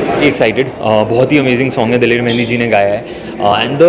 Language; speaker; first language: Hindi; native; Hindi